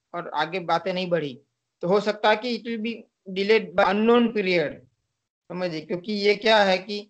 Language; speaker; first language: Hindi; non-native, local second language; Gujarati